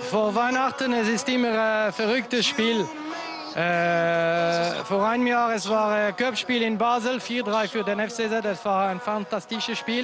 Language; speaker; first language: German; non-native, local second language; French